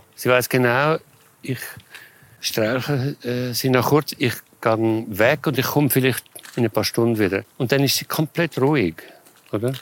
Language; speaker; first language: German; native; German